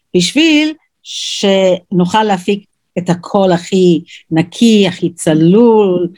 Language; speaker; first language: Hebrew; non-native, fluent; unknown